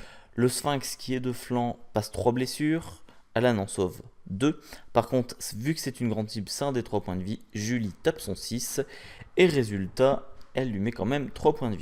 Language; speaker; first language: French; native; French